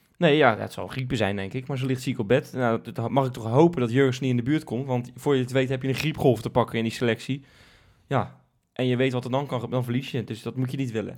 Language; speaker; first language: Dutch; native; Dutch